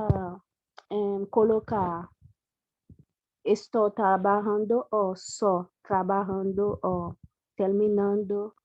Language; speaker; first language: Portuguese; non-native, learner; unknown